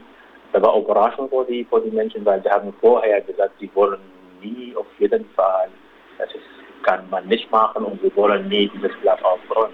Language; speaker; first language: German; non-native, local second language; Arabic